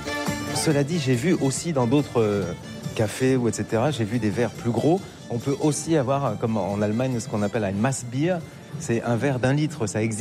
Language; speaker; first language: French; native; French